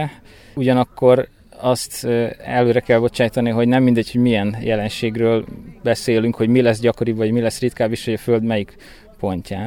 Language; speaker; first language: Hungarian; native; Hungarian